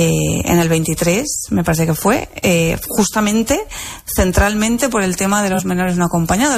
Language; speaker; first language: Spanish; native; Spanish